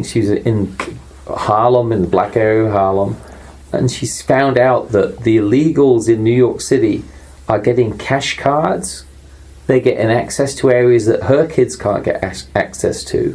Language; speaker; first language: English; native; English